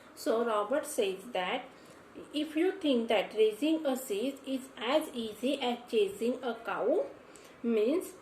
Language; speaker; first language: English; non-native, local second language; Marathi